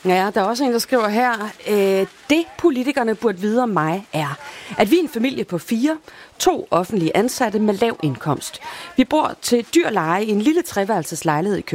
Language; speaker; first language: Danish; native; Danish